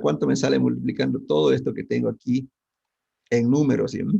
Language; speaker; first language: Spanish; native; Spanish